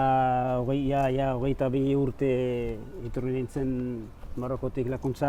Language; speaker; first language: Basque; non-native, fluent; Arabic